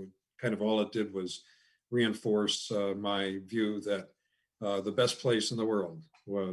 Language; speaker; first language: English; native; English